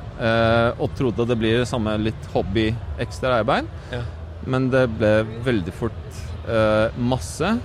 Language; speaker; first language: Norwegian; non-native, fluent; Polish